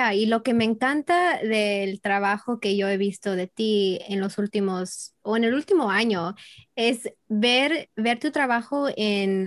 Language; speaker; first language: Spanish; early bilingual, heritage; English